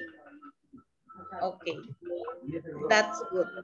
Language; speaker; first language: English; non-native, learner; Spanish